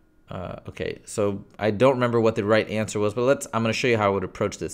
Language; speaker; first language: English; native; English